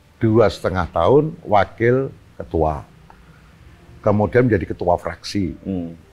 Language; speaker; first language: Indonesian; non-native, local second language; Javanese